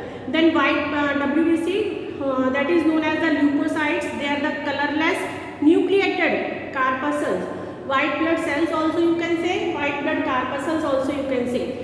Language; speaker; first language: English; non-native, local second language; Hindi